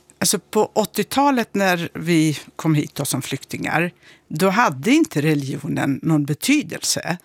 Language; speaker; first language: Swedish; early bilingual, other home language; Kurdish